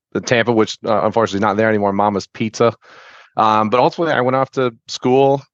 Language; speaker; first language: English; native; English